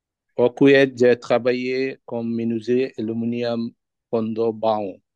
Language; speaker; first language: French; non-native, learner; Bangla